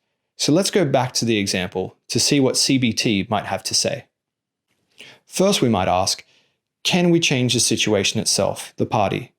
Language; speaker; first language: English; native; English